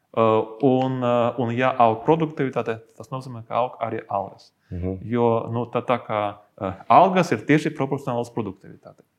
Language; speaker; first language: Latvian; non-native, local second language; Russian